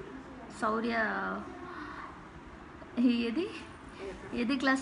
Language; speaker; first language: Telugu; non-native, local second language; Malayalam